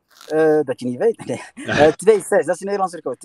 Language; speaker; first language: Dutch; early bilingual, other home language; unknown